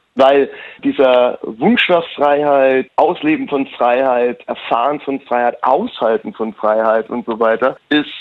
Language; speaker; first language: German; native; German